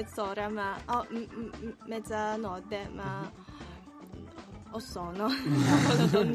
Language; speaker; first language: Italian; non-native, learner; Chinese